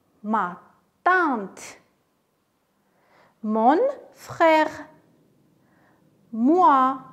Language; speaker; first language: French; non-native, fluent; Armenian